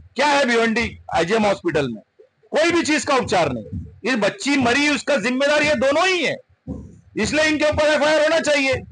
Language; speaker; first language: Hindi; non-native, local second language; Urdu